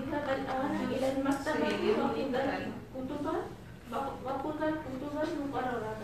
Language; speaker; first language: Arabic; non-native, learner; Urdu